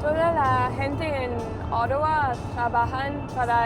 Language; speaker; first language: Spanish; non-native, learner; English